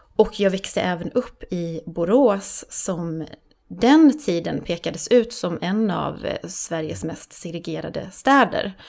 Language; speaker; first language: Swedish; native; Swedish